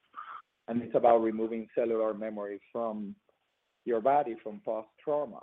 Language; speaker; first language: English; non-native, fluent; Spanish